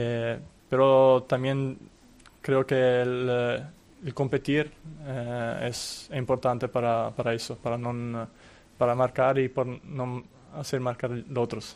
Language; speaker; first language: Spanish; non-native, fluent; Italian